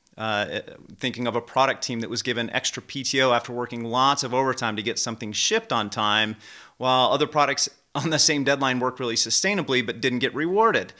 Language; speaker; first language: English; native; English